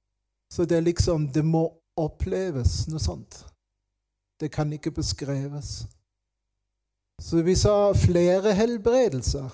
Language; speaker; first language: Norwegian; non-native, fluent; German